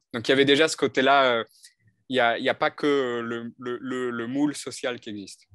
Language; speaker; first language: French; native; French